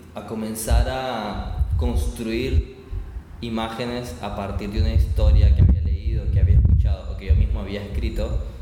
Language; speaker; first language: Spanish; native; Spanish